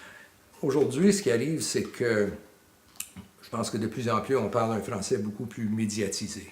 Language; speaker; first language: French; native; French